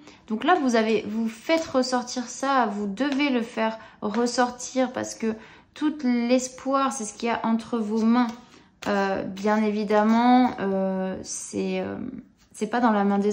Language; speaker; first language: French; native; French